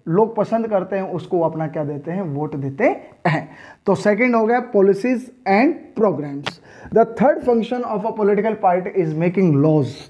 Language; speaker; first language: Hindi; native; Hindi